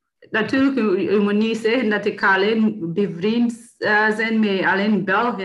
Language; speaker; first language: Dutch; non-native, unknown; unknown